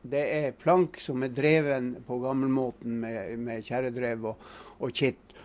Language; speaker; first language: Norwegian; native; Norwegian